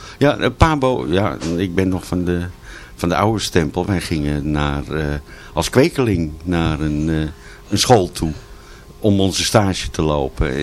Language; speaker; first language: Dutch; native; Dutch